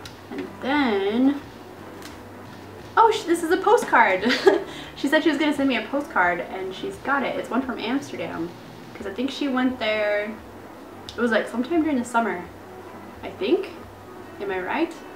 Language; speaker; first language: English; native; English